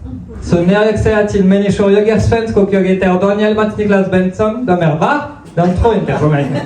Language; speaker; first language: Swedish; non-native, fluent; French